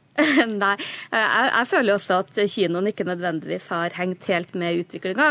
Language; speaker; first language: Norwegian; native; Norwegian